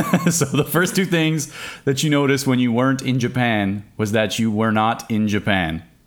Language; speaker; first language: English; native; English